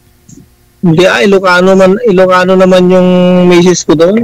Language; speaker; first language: Filipino; non-native, local second language; Iloko